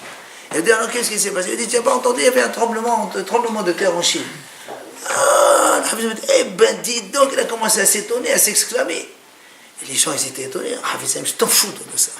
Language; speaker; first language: French; native; French